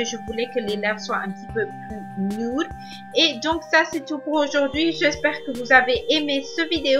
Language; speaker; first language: French; non-native, learner; Spanish